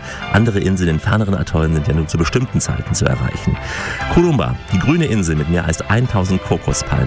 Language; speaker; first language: German; native; German